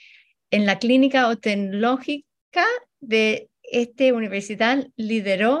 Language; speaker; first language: Spanish; early bilingual, heritage; Spanish